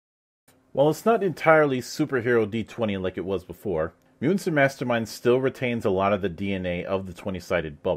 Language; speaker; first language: English; native; English